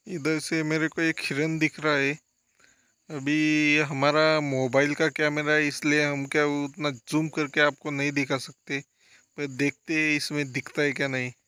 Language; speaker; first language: Hindi; non-native, local second language; Marathi